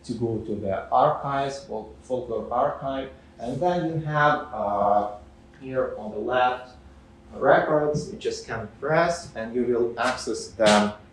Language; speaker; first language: English; non-native, fluent; Ukrainian